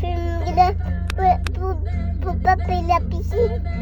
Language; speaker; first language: French; native; French